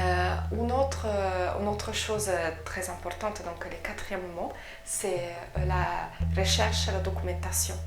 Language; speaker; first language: French; non-native, fluent; Italian